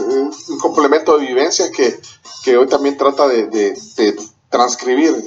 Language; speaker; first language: Spanish; native; Spanish